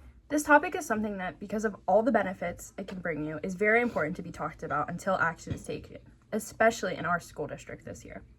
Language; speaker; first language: English; native; English